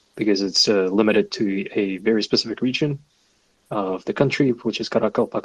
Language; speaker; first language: English; non-native, fluent; Russian